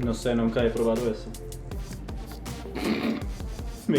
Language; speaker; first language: Spanish; non-native, fluent; German